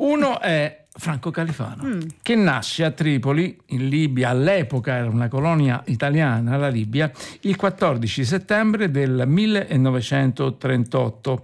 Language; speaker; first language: Italian; native; Italian